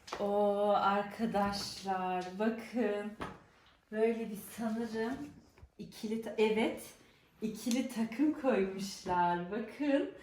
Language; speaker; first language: Turkish; early bilingual, heritage; Turkish